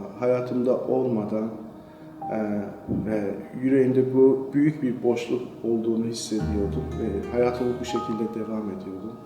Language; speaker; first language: Turkish; non-native, fluent; Persian